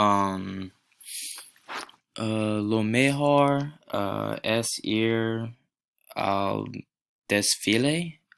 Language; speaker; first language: Spanish; non-native, learner; English